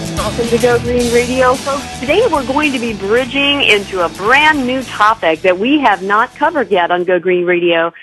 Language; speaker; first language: English; native; English